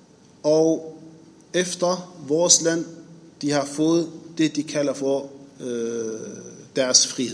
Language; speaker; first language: Danish; non-native, fluent; Arabic